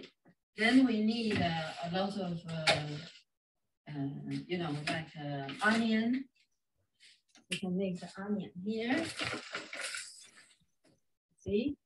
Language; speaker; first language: English; non-native, fluent; Chinese